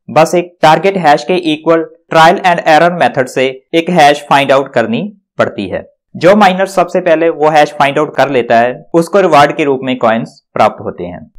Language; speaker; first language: Hindi; non-native, local second language; Punjabi